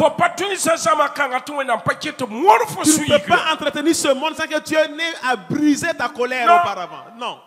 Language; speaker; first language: French; non-native, local second language; Mossi